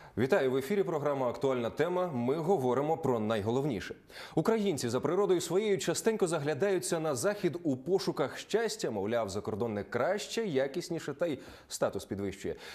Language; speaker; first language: Ukrainian; native; Ukrainian